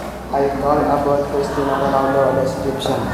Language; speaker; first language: English; non-native, learner; Indonesian